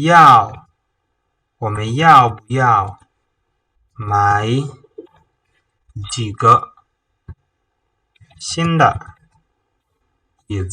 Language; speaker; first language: Chinese; non-native, fluent; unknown